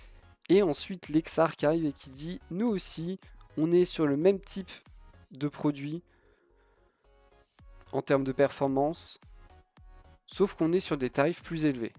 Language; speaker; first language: French; native; French